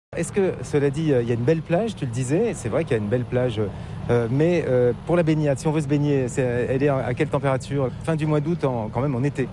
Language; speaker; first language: French; native; French